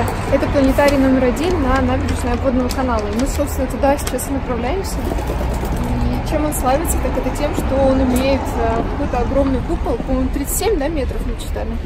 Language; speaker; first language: Russian; native; Russian